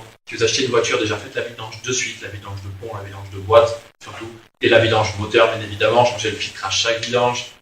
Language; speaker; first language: French; native; French